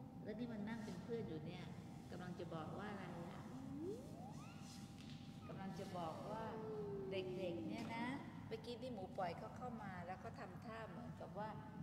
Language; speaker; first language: Thai; native; Thai